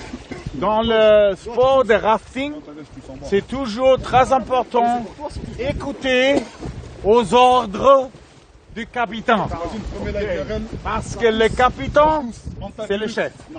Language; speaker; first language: French; non-native, fluent; German